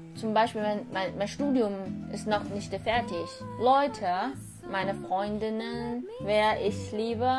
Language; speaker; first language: German; non-native, learner; Chinese